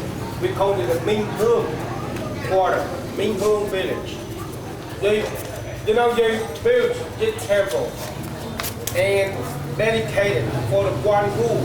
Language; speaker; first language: English; non-native, fluent; Vietnamese